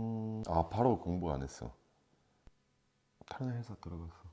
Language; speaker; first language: Korean; non-native, fluent; French